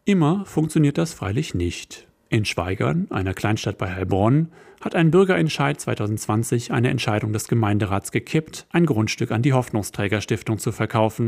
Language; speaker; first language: German; native; German